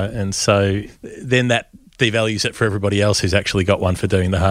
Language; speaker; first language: English; native; English